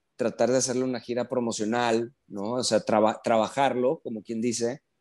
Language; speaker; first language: Spanish; native; Spanish